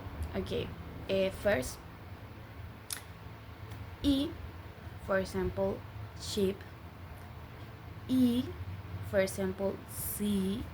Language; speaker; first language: English; non-native, learner; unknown